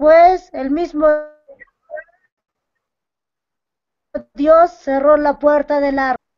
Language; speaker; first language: Spanish; non-native, local second language; Aymara